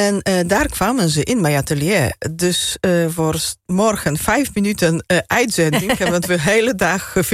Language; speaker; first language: Dutch; non-native, fluent; Polish